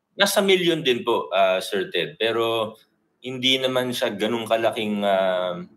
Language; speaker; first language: Filipino; native; Filipino